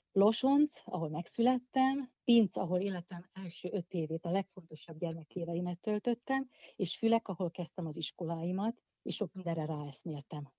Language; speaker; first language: Hungarian; native; Hungarian